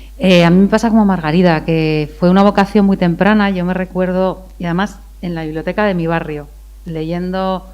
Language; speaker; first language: Spanish; native; Spanish